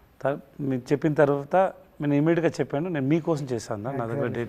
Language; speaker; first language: Telugu; non-native, local second language; Tamil